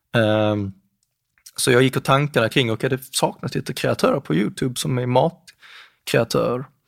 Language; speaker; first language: Swedish; native; Swedish